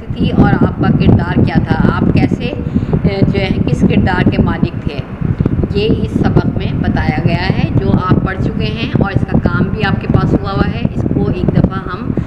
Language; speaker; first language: Urdu; native; Urdu